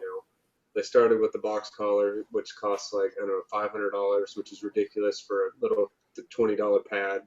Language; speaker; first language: English; native; English